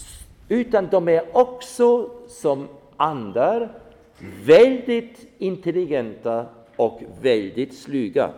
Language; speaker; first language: Swedish; non-native, fluent; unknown